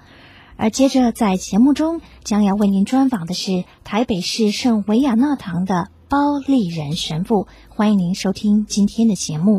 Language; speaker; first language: Chinese; native; Chinese